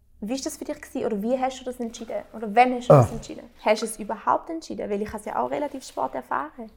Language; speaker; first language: German; early bilingual, other home language; Albanian